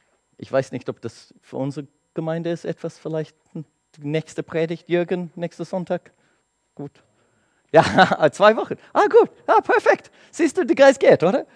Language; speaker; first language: German; non-native, learner; English